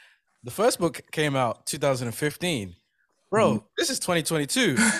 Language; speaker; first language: English; native; English